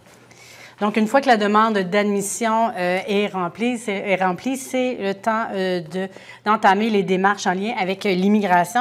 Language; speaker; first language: French; native; French